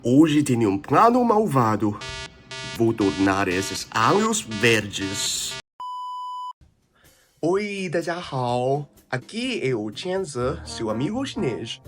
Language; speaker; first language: Portuguese; non-native, learner; Chinese